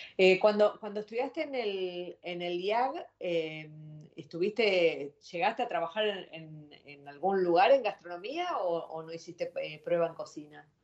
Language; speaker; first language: Spanish; native; Spanish